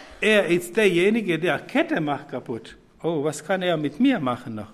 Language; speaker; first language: German; non-native, fluent; Serbian